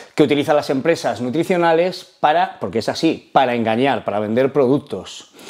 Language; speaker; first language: Spanish; non-native, fluent; Arabic